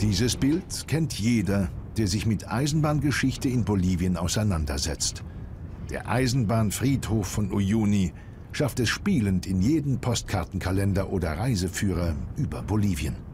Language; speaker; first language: German; native; German